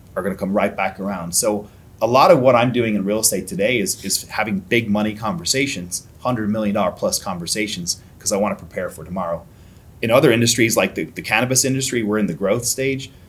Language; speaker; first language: English; native; English